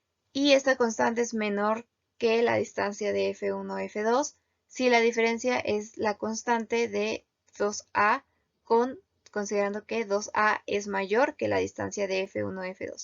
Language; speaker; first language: Spanish; native; Spanish